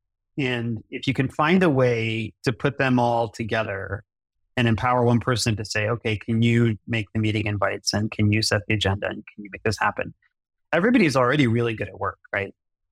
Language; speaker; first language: English; native; English